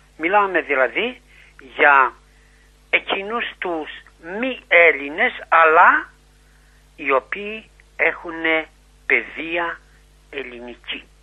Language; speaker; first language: Greek; non-native, fluent; Romanian